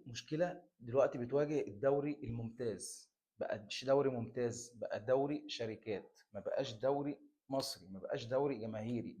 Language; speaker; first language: Arabic; native; Arabic